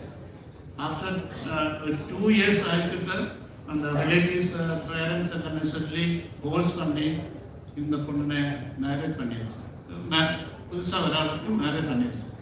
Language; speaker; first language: Tamil; non-native, learner; Malayalam